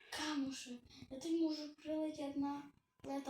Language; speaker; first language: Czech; non-native, learner; Ukrainian